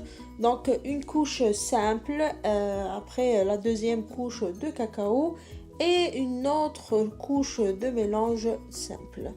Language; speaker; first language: French; non-native, local second language; Arabic